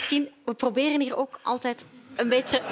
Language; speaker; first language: Dutch; native; Dutch